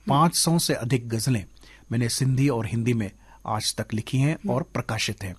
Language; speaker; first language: Hindi; non-native, local second language; Sindhi